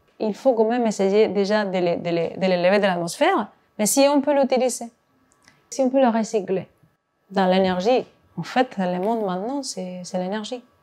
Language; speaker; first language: French; non-native, fluent; Spanish